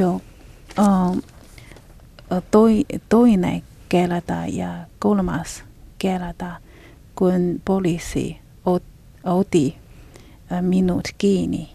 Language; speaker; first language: Finnish; non-native, learner; Chinese